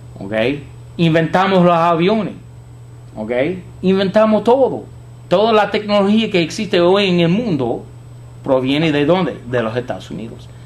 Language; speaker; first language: Spanish; non-native, fluent; English